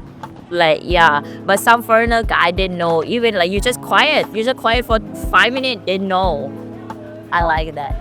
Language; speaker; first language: English; non-native, learner; Thai